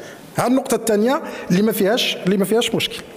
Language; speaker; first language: Arabic; native; Arabic